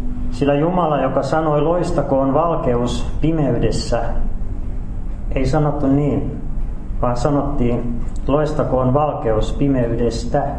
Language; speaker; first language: Finnish; native; Finnish